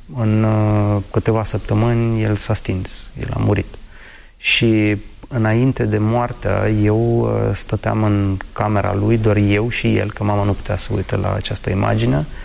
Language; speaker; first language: Romanian; non-native, local second language; Ukrainian